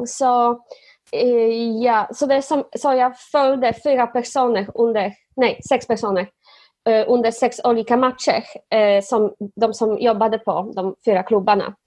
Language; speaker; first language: Swedish; non-native, fluent; Polish